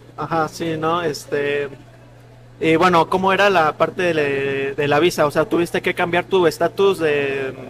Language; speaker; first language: Spanish; native; Spanish